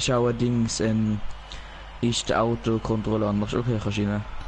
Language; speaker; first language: German; native; German